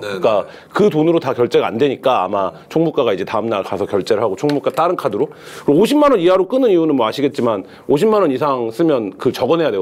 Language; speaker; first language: Korean; native; Korean